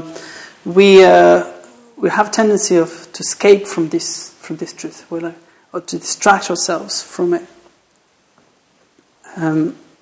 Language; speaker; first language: English; non-native, fluent; Spanish